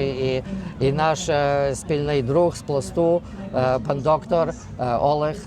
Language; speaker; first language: Ukrainian; early bilingual, heritage; Ukrainian